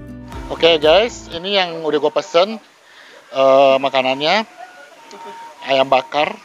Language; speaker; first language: Indonesian; native; Indonesian